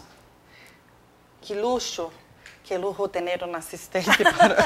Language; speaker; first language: Spanish; non-native, learner; Portuguese